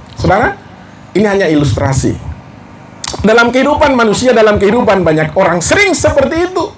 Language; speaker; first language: Indonesian; non-native, local second language; Batak Toba